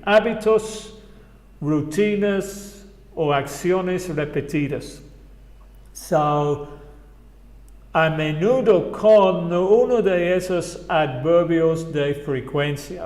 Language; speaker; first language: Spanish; non-native, fluent; English